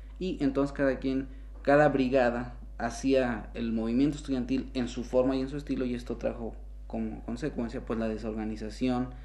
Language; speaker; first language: Spanish; native; Spanish